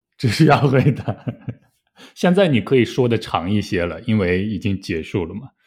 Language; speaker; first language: Chinese; native; Chinese